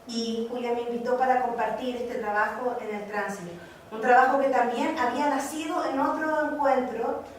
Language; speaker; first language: Spanish; native; Spanish